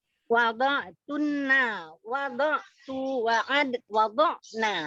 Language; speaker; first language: Arabic; non-native, learner; Indonesian